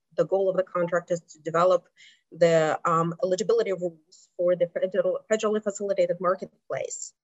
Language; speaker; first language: English; non-native, fluent; Russian